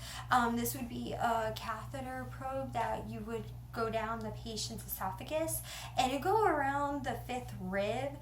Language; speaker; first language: English; native; English